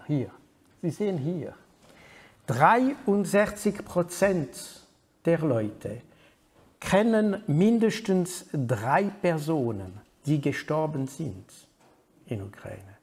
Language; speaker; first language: German; non-native, fluent; French